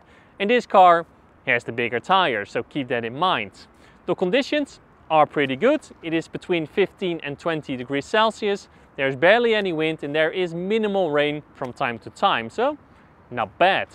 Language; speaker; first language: English; non-native, fluent; Dutch